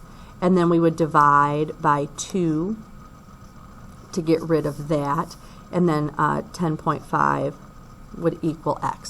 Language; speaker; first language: English; native; English